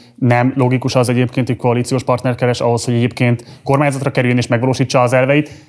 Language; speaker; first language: Hungarian; native; Hungarian